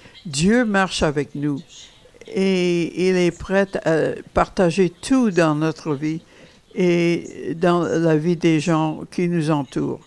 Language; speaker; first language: French; non-native, fluent; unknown